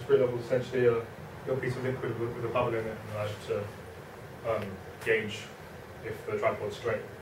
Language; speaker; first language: English; native; English